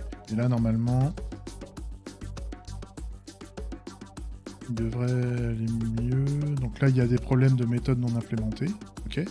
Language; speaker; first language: French; native; French